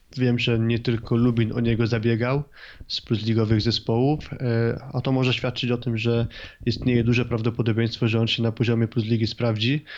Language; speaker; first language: Polish; native; Polish